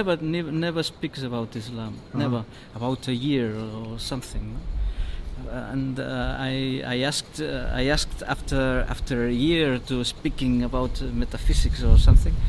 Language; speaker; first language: English; non-native, learner; Spanish